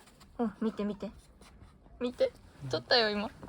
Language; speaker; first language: Japanese; non-native, fluent; Korean